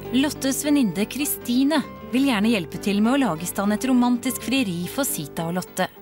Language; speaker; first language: Norwegian; native; Norwegian